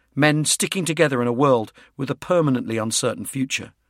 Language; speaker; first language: English; native; English